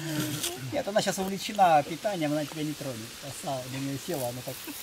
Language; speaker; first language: Russian; native; Russian